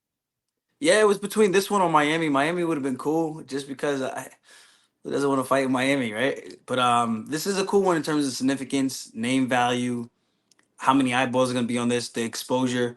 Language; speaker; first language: English; native; English